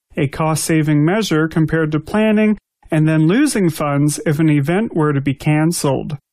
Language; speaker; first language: English; native; English